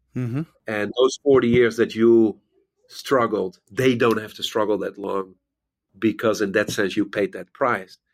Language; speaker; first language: English; non-native, fluent; Dutch